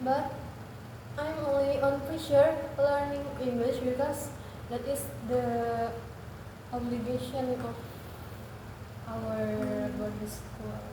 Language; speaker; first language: English; non-native, learner; Indonesian